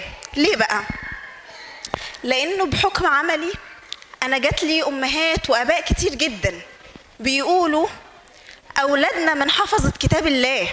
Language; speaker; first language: Arabic; native; Arabic